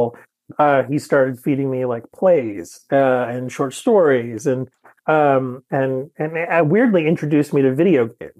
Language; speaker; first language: English; native; English